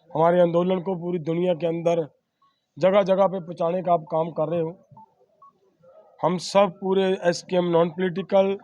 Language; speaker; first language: Hindi; non-native, local second language; Punjabi